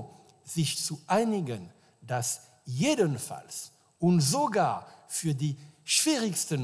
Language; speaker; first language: German; non-native, fluent; French